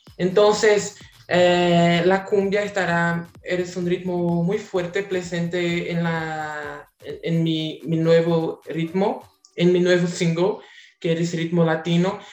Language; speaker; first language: Spanish; non-native, learner; Portuguese